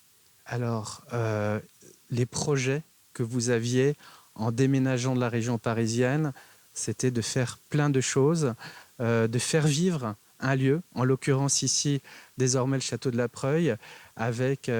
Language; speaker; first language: French; native; French